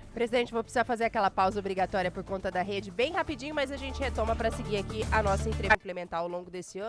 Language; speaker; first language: Portuguese; native; Portuguese